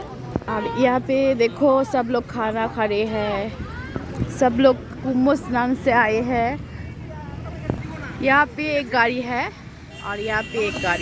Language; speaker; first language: Hindi; non-native, local second language; Bangla